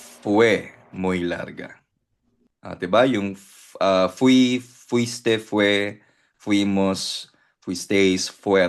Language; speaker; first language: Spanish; non-native, fluent; Filipino